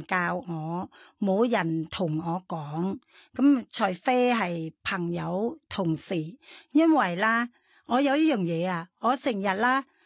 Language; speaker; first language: Cantonese; non-native, fluent; Thai